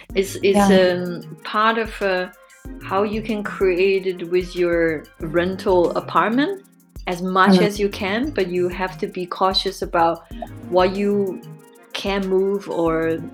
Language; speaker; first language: English; non-native, fluent; Chinese